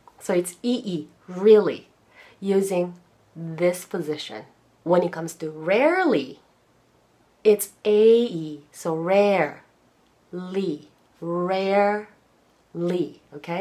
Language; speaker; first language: English; non-native, fluent; Japanese